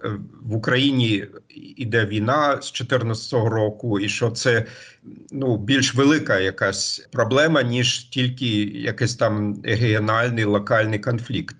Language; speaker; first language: Ukrainian; non-native, fluent; German